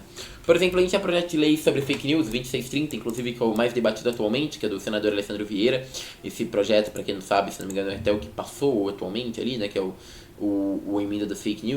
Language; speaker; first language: Portuguese; native; Portuguese